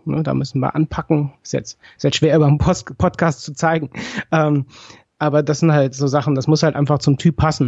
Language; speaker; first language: German; native; German